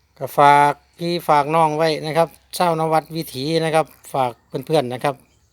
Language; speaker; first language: Thai; native; Thai